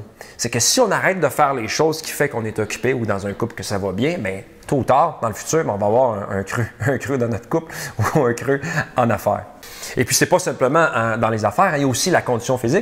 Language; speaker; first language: French; native; French